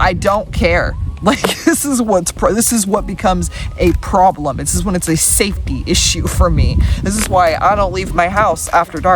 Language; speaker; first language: English; native; English